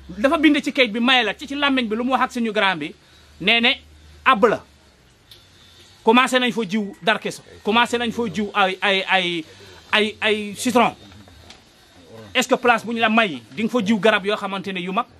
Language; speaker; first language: Wolof; non-native, local second language; Jola-Fonyi